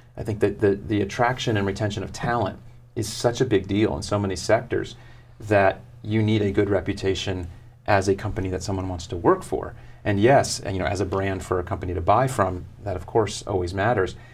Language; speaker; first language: English; native; English